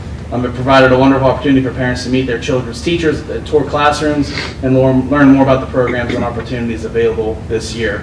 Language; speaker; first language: English; native; English